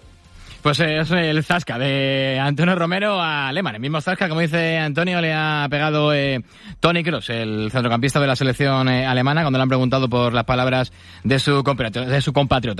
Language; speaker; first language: Spanish; native; Spanish